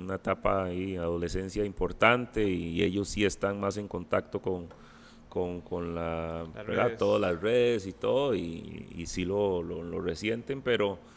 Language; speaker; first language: Spanish; native; Spanish